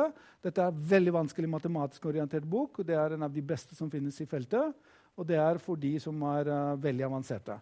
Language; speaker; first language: Norwegian; non-native, fluent; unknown